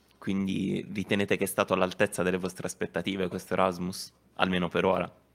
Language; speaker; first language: Italian; native; Italian